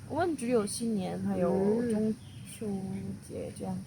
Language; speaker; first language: Chinese; non-native, fluent; Korean